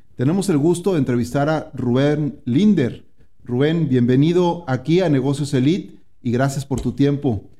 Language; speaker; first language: Spanish; native; Spanish